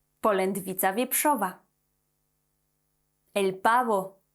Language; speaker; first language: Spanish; non-native, fluent; Polish